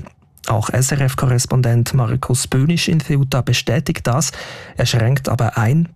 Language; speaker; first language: German; native; German